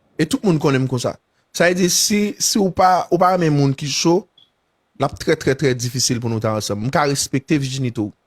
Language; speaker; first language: Haitian Creole; native; Haitian Creole